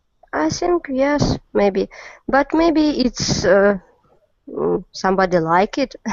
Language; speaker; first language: English; non-native, learner; Russian